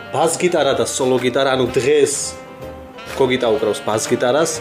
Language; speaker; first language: Georgian; native; Georgian